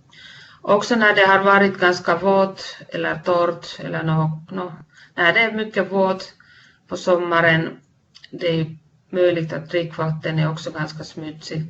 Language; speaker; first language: Swedish; non-native, fluent; Finnish